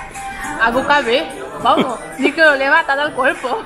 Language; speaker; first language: Spanish; non-native, fluent; Portuguese